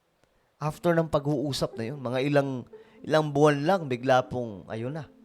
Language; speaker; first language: Filipino; native; Filipino